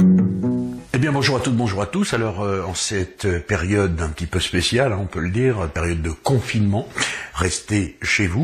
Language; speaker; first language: French; native; French